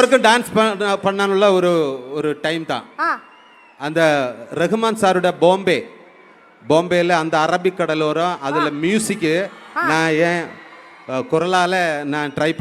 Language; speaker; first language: Tamil; non-native, learner; Malayalam